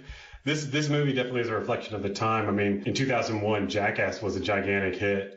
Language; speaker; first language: English; native; English